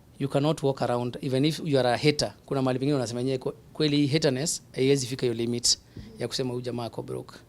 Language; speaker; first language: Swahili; non-native, local second language; Somali